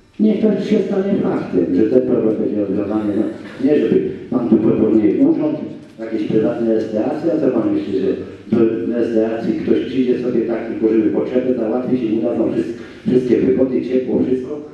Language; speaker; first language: Polish; native; Polish